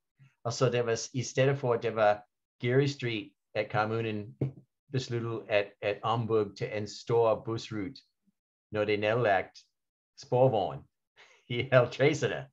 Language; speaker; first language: Danish; non-native, fluent; English